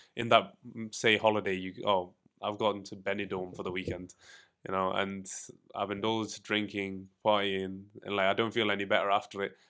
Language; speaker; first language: English; early bilingual, other home language; Hindi